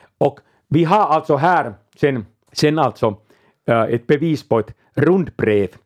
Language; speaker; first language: Swedish; non-native, local second language; Finnish